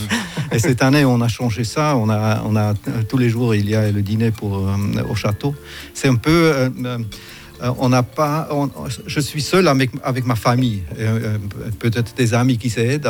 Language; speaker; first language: French; non-native, fluent; German